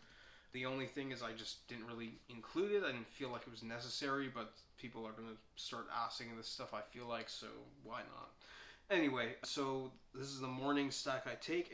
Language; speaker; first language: English; native; English